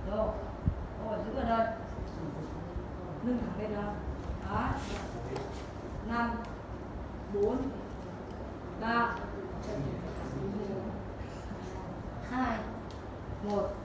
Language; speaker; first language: Vietnamese; native; Vietnamese